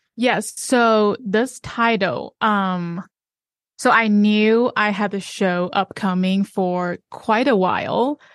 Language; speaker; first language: English; non-native, fluent; Chinese